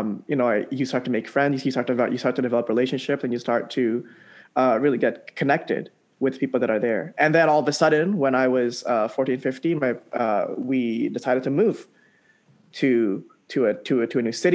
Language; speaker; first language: English; native; English